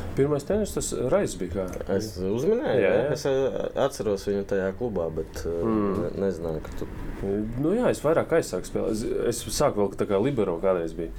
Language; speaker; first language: Latvian; native; Latvian